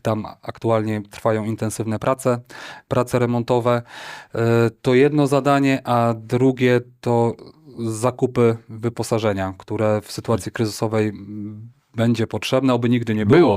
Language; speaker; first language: Polish; native; Polish